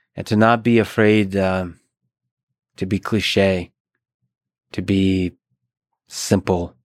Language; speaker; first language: English; early bilingual, other home language; Russian